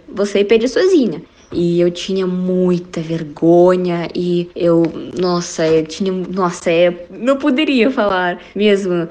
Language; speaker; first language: Portuguese; non-native, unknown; Russian